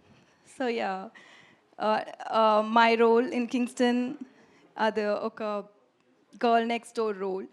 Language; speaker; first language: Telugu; non-native, learner; Tamil